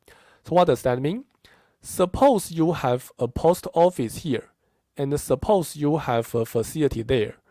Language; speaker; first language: English; non-native, fluent; Chinese